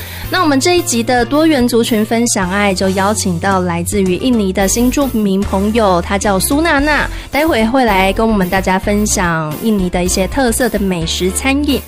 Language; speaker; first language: Chinese; native; Chinese